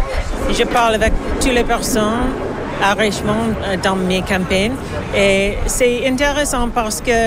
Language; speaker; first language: French; non-native, learner; English